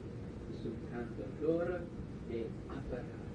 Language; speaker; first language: Spanish; non-native, learner; English